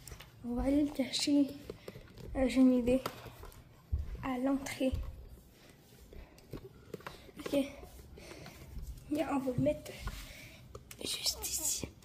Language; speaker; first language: French; native; French